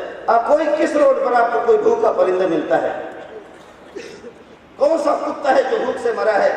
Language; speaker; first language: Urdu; non-native, local second language; Brahui